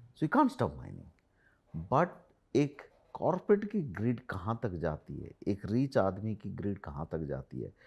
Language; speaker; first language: Hindi; non-native, local second language; Odia